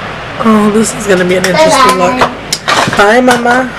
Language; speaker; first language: English; native; English